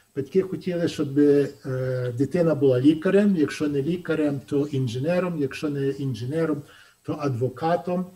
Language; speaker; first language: Ukrainian; early bilingual, heritage; Ukrainian